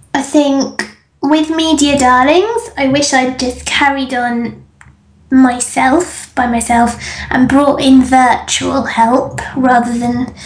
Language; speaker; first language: English; native; English